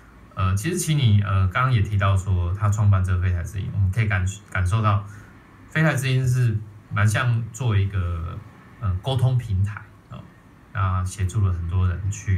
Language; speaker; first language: Chinese; native; Chinese